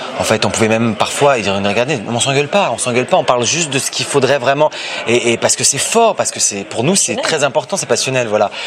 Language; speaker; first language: French; early bilingual, other home language; Portuguese